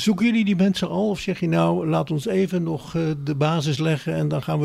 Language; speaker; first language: Dutch; native; Dutch